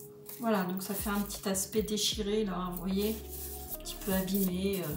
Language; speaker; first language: French; native; French